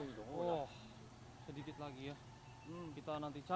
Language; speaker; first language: Indonesian; native; Indonesian